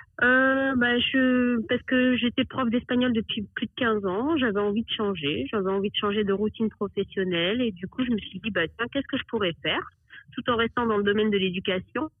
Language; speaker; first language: French; early bilingual, other home language; Arabic